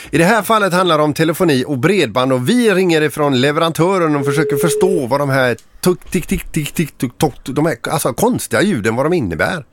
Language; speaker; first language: Swedish; native; Swedish